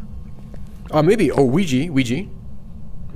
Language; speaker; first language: Japanese; non-native, learner; English